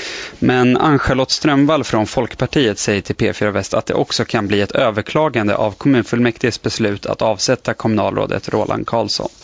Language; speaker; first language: Swedish; native; Swedish